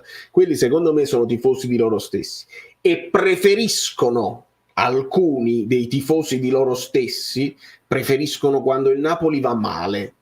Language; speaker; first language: Italian; native; Italian